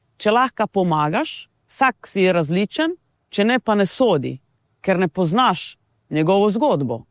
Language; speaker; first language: Slovenian; non-native, local second language; Romany